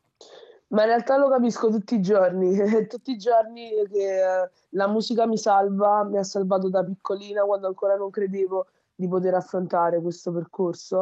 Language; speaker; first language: Italian; early bilingual, other home language; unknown